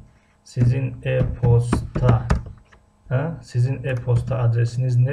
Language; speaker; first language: Turkish; non-native, fluent; Tajik